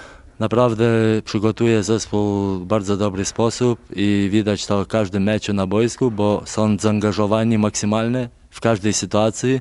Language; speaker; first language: Polish; non-native, fluent; Lithuanian